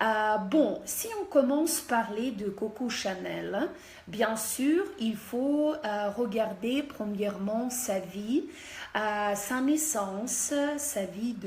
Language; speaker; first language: French; non-native, fluent; Russian